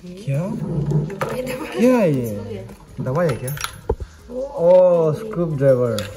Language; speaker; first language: Hindi; non-native, local second language; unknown